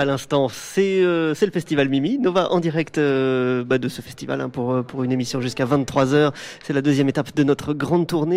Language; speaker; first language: French; native; French